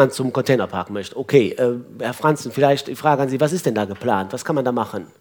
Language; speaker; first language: German; native; German